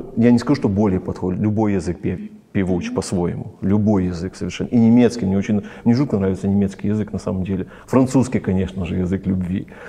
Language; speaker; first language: Russian; non-native, local second language; Ukrainian